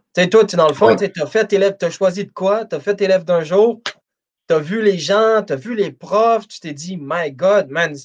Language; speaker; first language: French; native; French